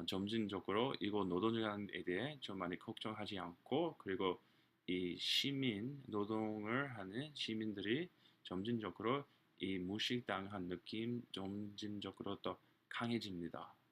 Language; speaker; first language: Korean; non-native, fluent; English